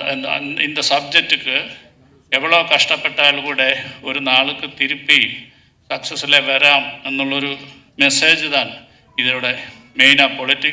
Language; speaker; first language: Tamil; non-native, learner; Malayalam